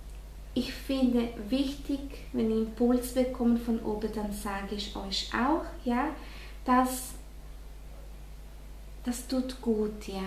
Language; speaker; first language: German; non-native, fluent; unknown